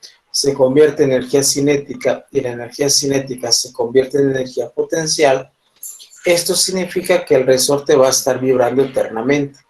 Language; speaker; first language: Spanish; native; Spanish